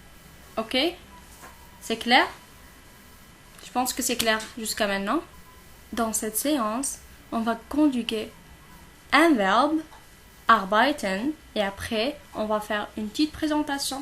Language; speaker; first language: French; non-native, local second language; Arabic